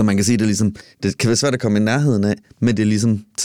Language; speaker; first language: Danish; native; Danish